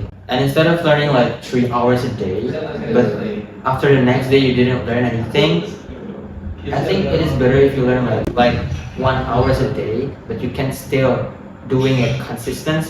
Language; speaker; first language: English; non-native, fluent; Indonesian